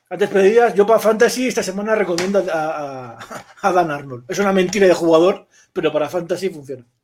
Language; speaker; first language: Spanish; native; Spanish